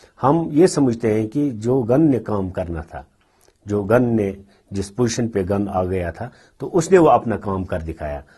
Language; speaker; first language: Urdu; non-native, local second language; Kashmiri